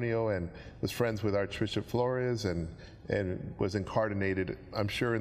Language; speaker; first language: English; native; English